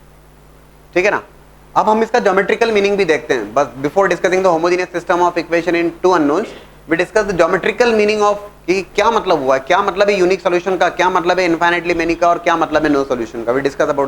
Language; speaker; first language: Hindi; native; Hindi